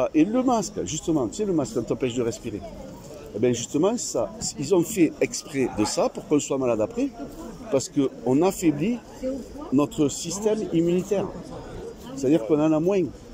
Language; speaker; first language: French; native; French